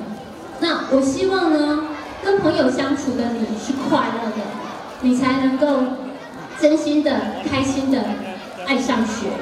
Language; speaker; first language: Chinese; native; Chinese